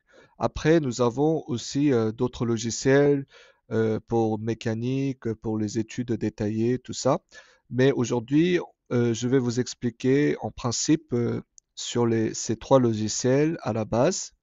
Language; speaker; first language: French; non-native, fluent; Korean